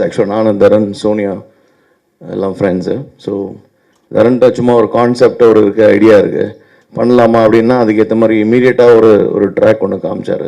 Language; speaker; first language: Tamil; native; Tamil